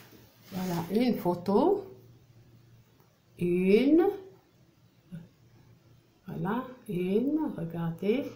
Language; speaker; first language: French; non-native, local second language; Arabic